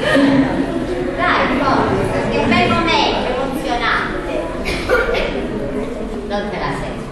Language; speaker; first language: Italian; native; Italian